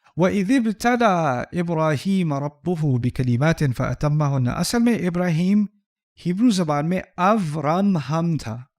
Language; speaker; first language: Urdu; early bilingual, heritage; Urdu